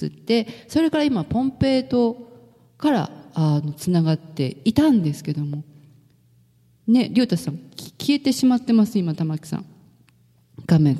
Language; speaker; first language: Japanese; native; Japanese